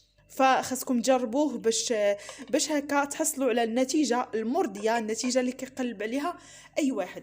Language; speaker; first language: Arabic; native; Arabic